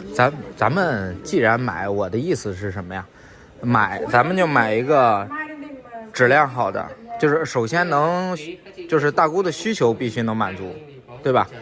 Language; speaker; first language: Chinese; native; Chinese